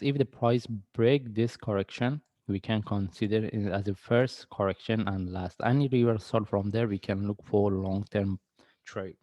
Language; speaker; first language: English; non-native, fluent; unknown